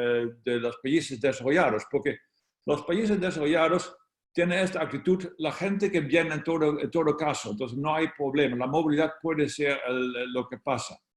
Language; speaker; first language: Spanish; non-native, fluent; Dutch